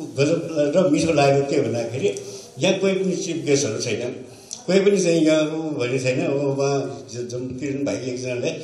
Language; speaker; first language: Nepali; non-native, local second language; Newari